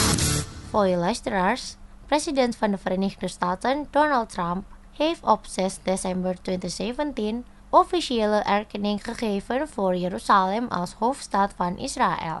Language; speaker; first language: Dutch; non-native, fluent; Indonesian